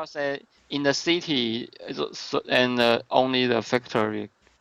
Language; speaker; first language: English; non-native, learner; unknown